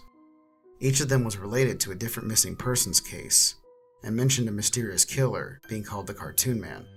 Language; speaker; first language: English; native; English